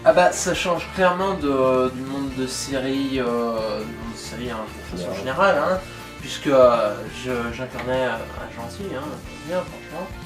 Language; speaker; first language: French; native; French